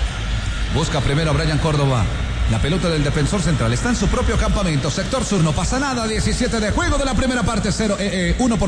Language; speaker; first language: Spanish; native; Spanish